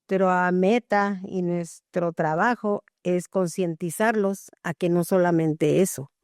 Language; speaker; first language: Spanish; native; Spanish